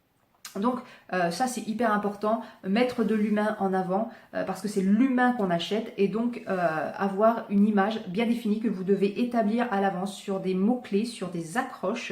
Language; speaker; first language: French; native; French